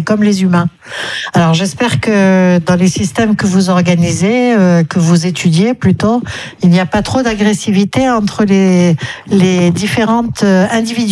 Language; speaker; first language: French; native; French